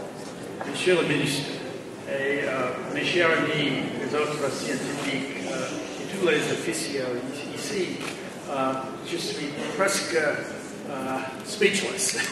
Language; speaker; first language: French; non-native, fluent; English